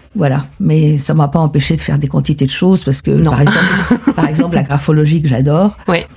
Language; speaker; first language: French; non-native, fluent; Spanish